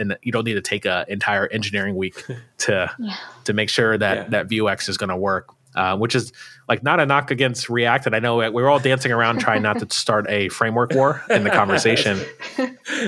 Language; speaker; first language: English; native; English